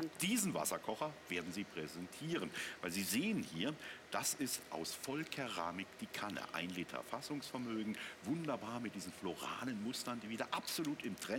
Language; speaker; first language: German; native; German